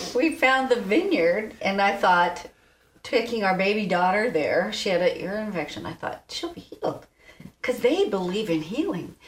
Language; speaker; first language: English; native; English